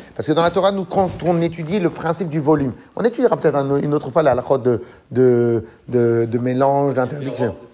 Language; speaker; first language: French; native; French